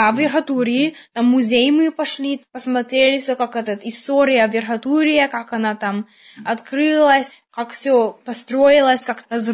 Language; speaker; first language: Russian; early bilingual, heritage; Russian